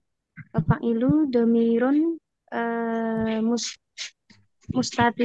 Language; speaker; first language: Arabic; non-native, learner; Indonesian